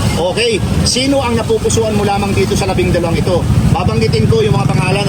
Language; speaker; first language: Filipino; non-native, local second language; Bikol